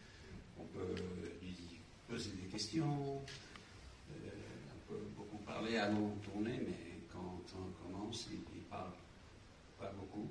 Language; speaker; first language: French; non-native, fluent; English